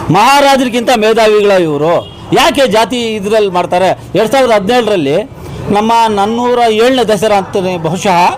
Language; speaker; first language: Kannada; non-native, local second language; Urdu